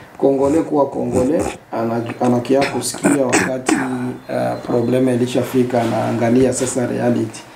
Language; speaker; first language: Swahili; native; Swahili